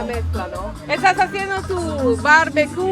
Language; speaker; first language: Spanish; non-native, learner; English